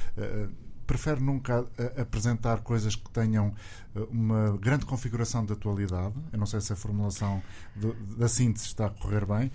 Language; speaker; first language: Portuguese; native; Portuguese